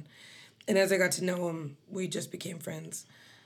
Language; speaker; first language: English; native; English